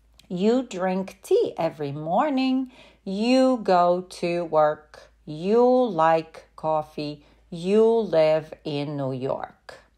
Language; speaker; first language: English; non-native, fluent; Polish